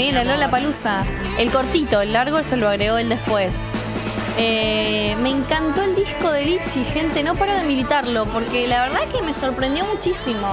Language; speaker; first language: Spanish; native; Spanish